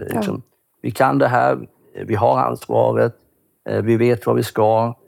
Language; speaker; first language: Swedish; native; Swedish